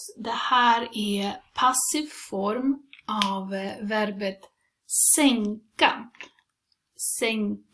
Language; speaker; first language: Swedish; non-native, fluent; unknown